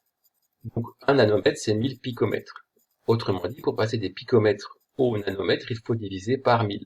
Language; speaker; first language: French; native; French